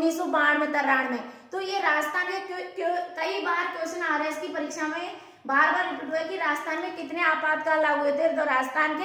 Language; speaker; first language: Hindi; native; Hindi